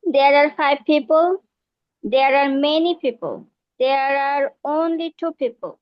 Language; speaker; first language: English; non-native, learner; Bangla